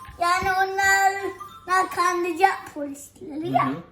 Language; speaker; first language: Turkish; early bilingual, heritage; Turkish